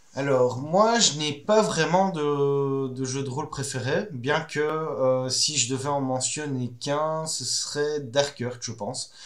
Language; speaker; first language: French; native; French